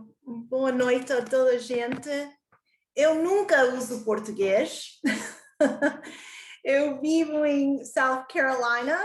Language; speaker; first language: Portuguese; early bilingual, heritage; Portuguese